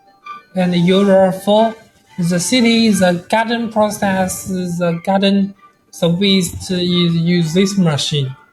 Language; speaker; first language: English; non-native, learner; Chinese